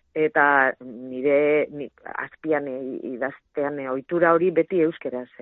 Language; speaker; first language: Basque; non-native, local second language; Spanish